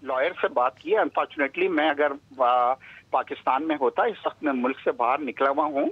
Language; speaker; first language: Urdu; native; Urdu